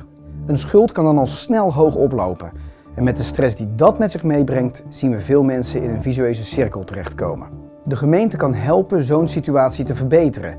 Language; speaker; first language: Dutch; native; Dutch